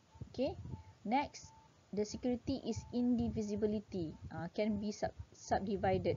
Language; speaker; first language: English; non-native, local second language; Malay